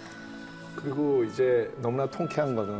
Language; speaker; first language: Korean; native; Korean